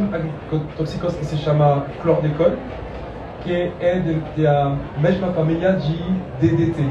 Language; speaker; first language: Portuguese; non-native, learner; French